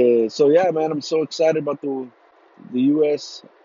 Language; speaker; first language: English; early bilingual, other home language; Spanish